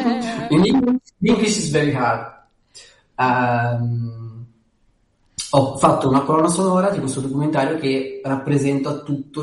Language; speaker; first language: English; non-native, learner; Italian